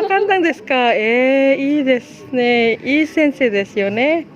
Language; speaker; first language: Japanese; non-native, fluent; Indonesian